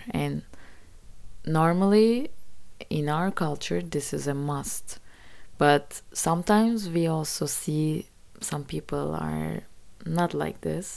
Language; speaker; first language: English; non-native, fluent; Turkish